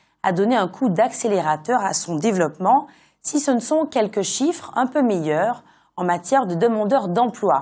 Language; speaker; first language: French; native; French